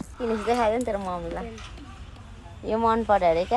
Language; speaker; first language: Nepali; native; Nepali